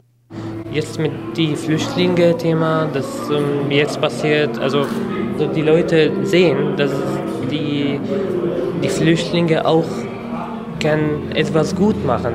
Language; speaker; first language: German; non-native, learner; Arabic